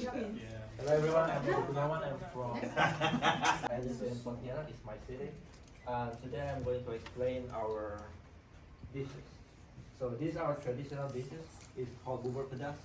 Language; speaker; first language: English; non-native, local second language; Indonesian